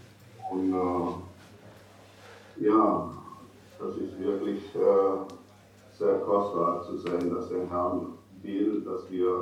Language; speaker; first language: German; non-native, fluent; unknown